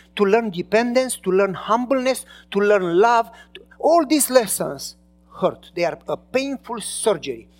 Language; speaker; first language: English; non-native, fluent; Romanian